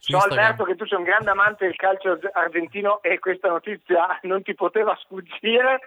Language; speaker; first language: Italian; native; Italian